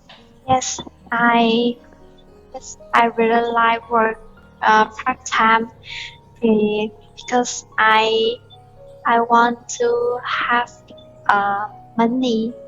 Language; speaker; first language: English; non-native, learner; Vietnamese